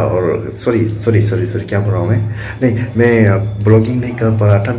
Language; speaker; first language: Hindi; non-native, local second language; Kok Borok